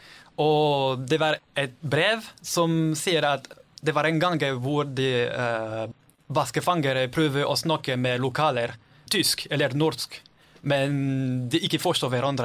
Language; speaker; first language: Norwegian; non-native, learner; French